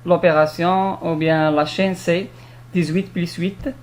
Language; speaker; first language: French; non-native, local second language; Arabic